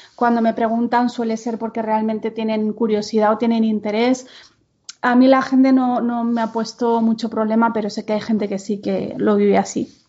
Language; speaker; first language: Spanish; non-native, local second language; Catalan